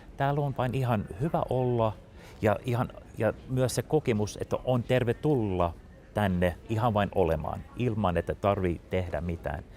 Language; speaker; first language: Finnish; non-native, fluent; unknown